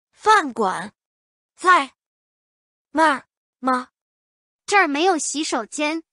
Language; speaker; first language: Chinese; non-native, learner; English